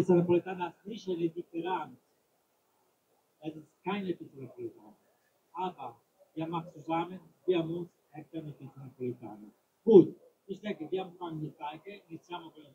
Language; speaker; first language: German; non-native, learner; Italian